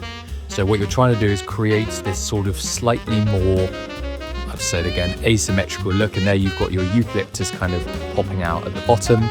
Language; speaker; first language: English; native; English